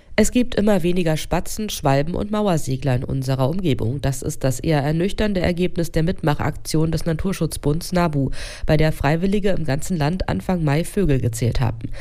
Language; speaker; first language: German; native; German